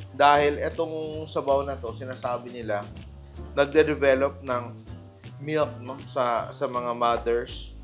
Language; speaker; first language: Filipino; non-native, local second language; Cebuano